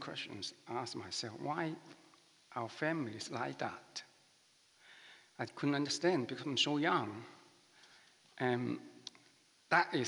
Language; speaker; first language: English; non-native, learner; Chinese